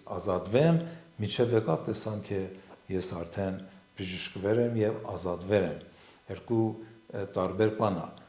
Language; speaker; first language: Armenian; non-native, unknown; Assyrian Neo-Aramaic